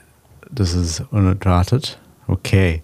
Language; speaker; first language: German; non-native, learner; English